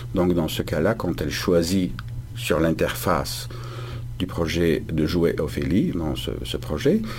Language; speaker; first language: French; non-native, fluent; Bulgarian